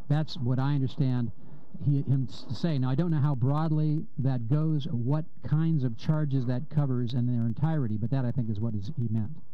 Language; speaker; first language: English; native; English